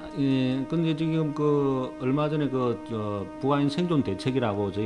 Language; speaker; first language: Korean; native; Korean